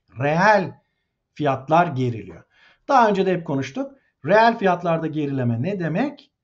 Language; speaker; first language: Turkish; native; Turkish